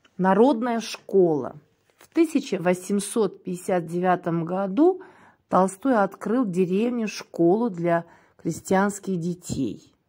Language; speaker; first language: Russian; non-native, local second language; Kyrgyz